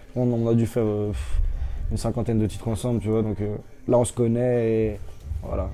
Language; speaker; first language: French; native; French